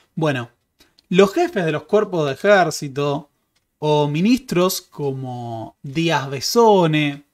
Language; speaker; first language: Spanish; native; Spanish